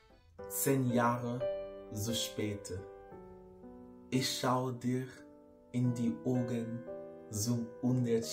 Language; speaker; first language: German; non-native, learner; English